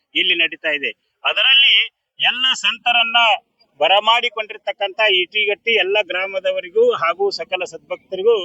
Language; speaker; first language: Kannada; native; Kannada